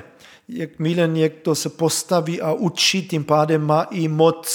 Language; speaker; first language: Czech; non-native, fluent; German